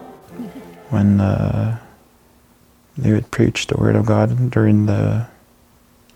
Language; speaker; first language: English; native; English